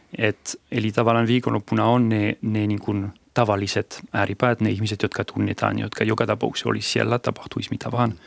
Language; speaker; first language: Finnish; non-native, fluent; French